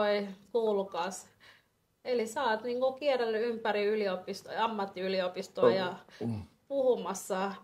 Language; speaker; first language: Finnish; non-native, fluent; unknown